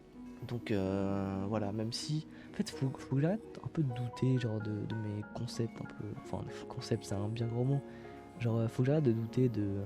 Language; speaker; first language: French; native; French